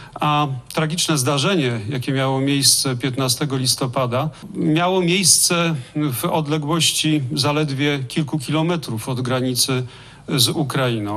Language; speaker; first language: Polish; native; Polish